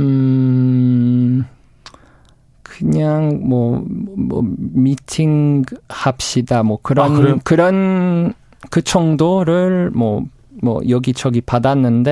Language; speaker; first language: Korean; non-native, fluent; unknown